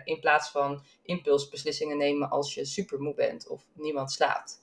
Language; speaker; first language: Dutch; native; Dutch